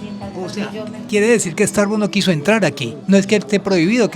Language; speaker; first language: Spanish; native; Spanish